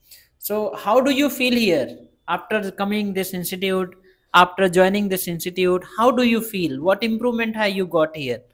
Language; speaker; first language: English; non-native, local second language; Hindi